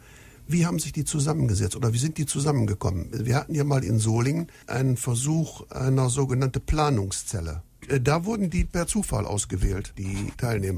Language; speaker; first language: German; native; German